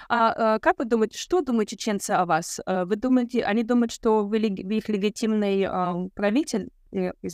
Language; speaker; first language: Russian; non-native, local second language; Ukrainian